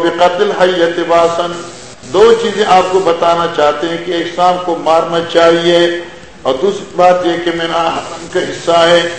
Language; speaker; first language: Urdu; non-native, local second language; Northern Hindko